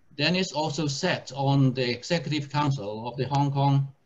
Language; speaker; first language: English; non-native, local second language; Chinese